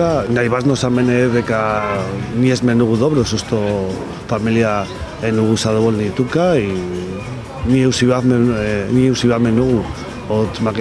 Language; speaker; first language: Macedonian; non-native, learner; Spanish